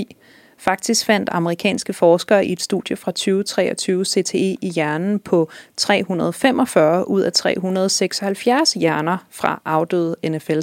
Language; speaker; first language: Danish; native; Danish